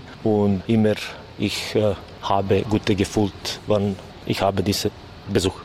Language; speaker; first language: German; non-native, learner; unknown